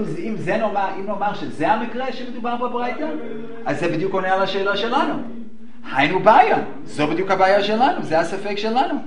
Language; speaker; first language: Hebrew; non-native, fluent; English